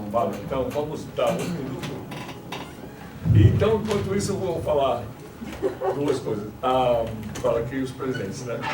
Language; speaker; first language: Portuguese; non-native, fluent; Spanish